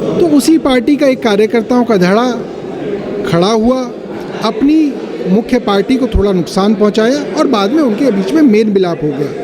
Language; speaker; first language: Hindi; native; Hindi